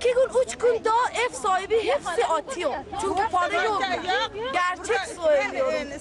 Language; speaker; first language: Turkish; non-native, learner; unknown